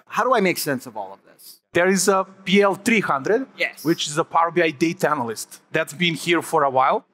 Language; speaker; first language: English; non-native, fluent; Serbian